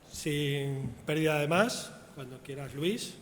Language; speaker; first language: Spanish; native; Spanish